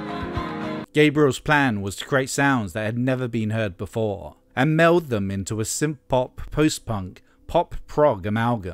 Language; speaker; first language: English; native; English